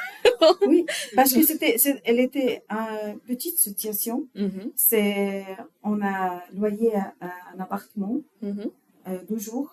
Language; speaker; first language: French; non-native, learner; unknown